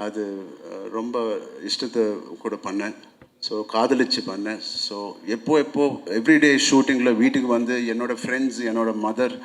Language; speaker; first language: Tamil; non-native, local second language; Telugu